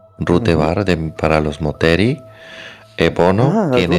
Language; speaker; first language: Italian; non-native, learner; Spanish